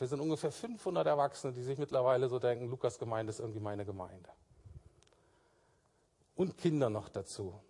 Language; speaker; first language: German; native; German